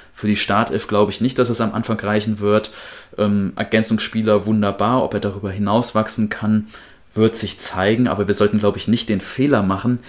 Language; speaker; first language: German; native; German